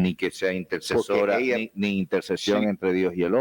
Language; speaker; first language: Spanish; native; Spanish